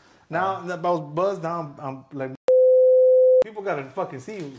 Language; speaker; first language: English; early bilingual, other home language; Spanish